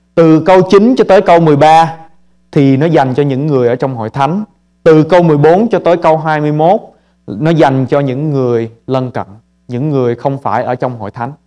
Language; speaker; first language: Vietnamese; early bilingual, heritage; Vietnamese